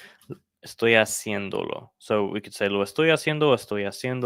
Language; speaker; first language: Spanish; non-native, fluent; English